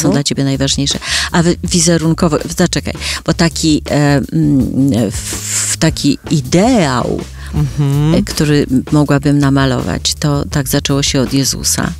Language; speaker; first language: Polish; native; Polish